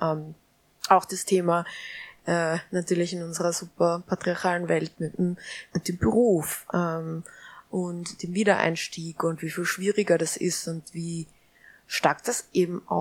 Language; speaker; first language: German; native; German